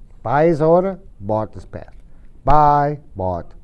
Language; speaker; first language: English; native; English